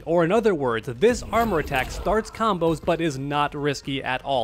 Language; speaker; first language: English; native; English